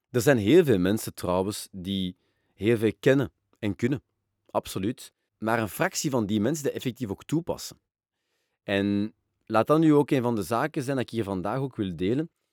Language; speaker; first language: Dutch; non-native, local second language; French